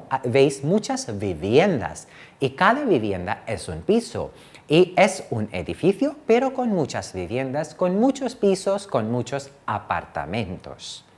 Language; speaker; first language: Spanish; non-native, fluent; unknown